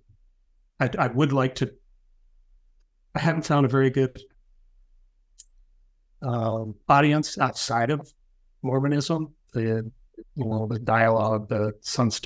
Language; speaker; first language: English; native; English